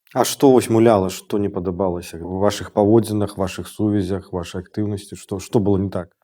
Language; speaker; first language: Belarusian; non-native, local second language; Russian